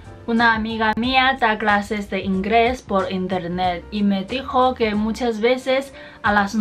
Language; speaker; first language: Spanish; non-native, fluent; Chinese